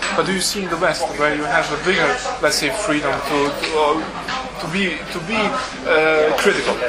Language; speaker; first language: English; non-native, fluent; Dutch